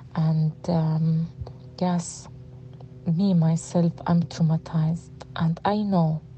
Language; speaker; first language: English; non-native, fluent; Arabic